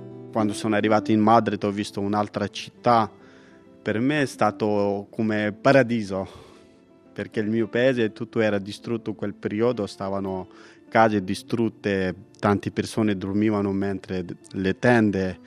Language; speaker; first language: Italian; non-native, fluent; Pashto